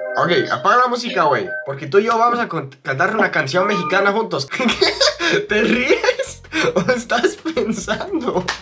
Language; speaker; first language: Spanish; non-native, fluent; English